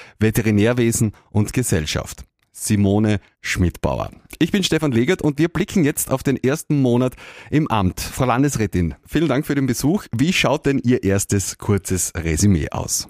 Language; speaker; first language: German; native; German